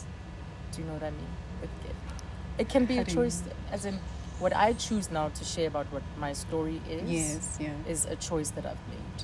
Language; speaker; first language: English; non-native, local second language; Zulu